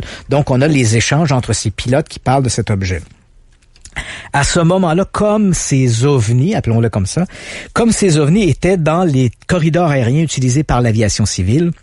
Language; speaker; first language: French; native; French